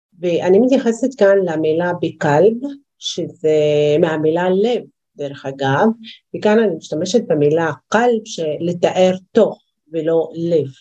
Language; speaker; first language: Hebrew; non-native, local second language; Arabic